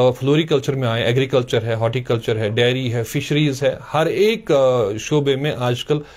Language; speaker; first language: Hindi; non-native, local second language; Kashmiri